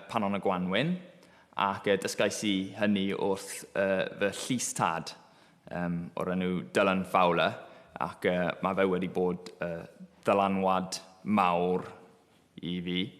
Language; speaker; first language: Welsh; non-native, local second language; English